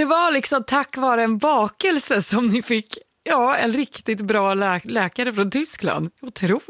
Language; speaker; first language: Swedish; native; Swedish